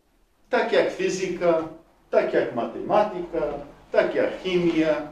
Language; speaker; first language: Ukrainian; non-native, learner; English